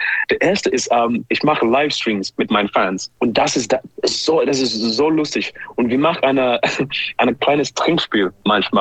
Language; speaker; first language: German; non-native, learner; English